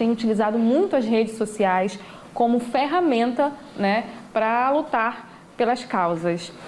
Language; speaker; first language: Portuguese; native; Portuguese